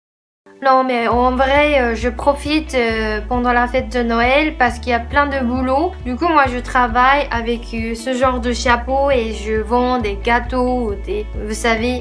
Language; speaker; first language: French; non-native, fluent; Japanese